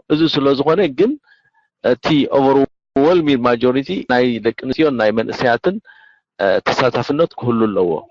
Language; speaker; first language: Tigrinya; native; Tigrinya